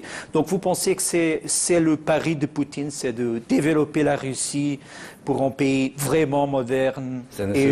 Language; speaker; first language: French; non-native, fluent; Portuguese